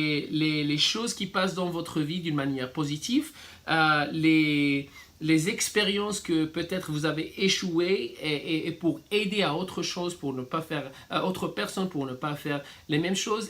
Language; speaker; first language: French; non-native, fluent; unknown